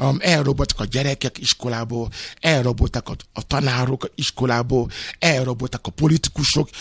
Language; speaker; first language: Hungarian; non-native, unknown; Yoruba